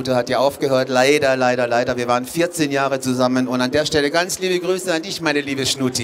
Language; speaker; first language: German; native; German